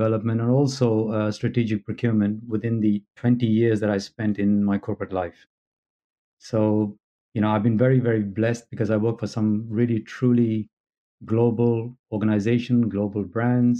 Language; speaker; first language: English; native; English